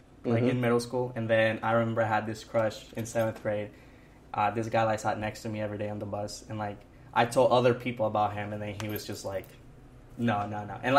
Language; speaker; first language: English; non-native, fluent; Spanish